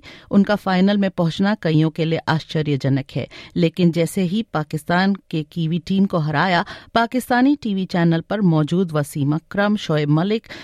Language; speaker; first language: Hindi; native; Hindi